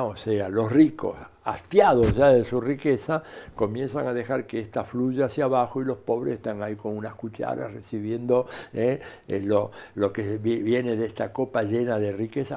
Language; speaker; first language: Spanish; native; Spanish